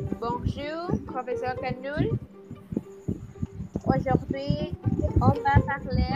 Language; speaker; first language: French; non-native, learner; Spanish